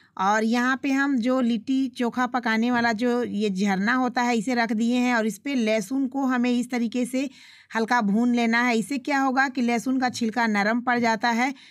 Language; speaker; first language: Hindi; native; Hindi